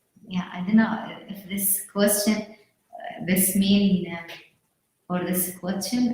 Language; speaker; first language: English; non-native, learner; Arabic